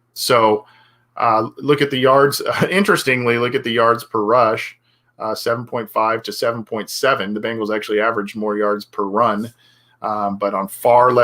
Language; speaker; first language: English; native; English